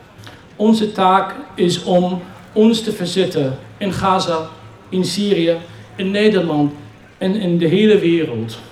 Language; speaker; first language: Dutch; non-native, fluent; Arabic